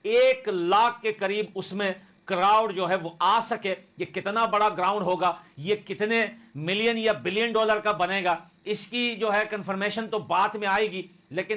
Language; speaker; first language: Hindi; native; Hindi